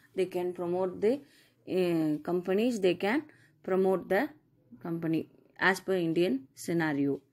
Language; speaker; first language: English; non-native, local second language; Tamil